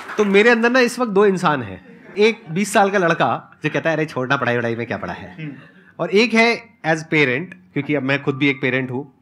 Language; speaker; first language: Hindi; native; Hindi